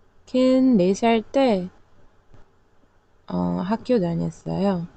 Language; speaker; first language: Korean; non-native, learner; English